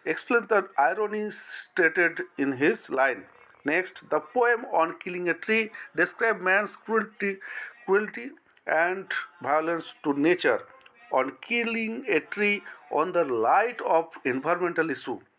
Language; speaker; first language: English; non-native, local second language; Bangla